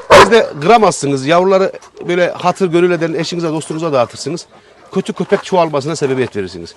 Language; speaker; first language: Turkish; native; Turkish